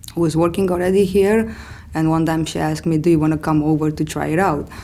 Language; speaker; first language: English; non-native, fluent; Romanian